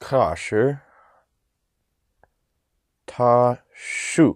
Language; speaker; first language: Chinese; non-native, learner; English